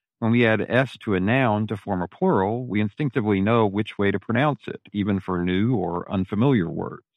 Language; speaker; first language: English; native; English